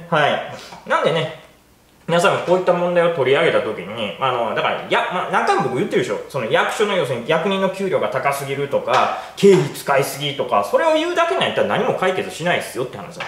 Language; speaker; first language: Japanese; native; Japanese